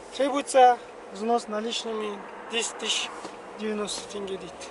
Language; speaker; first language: Russian; non-native, local second language; Kazakh